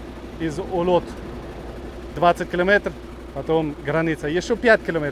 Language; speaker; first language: Russian; non-native, learner; German